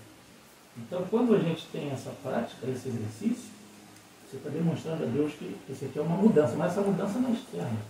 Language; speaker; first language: Portuguese; native; Portuguese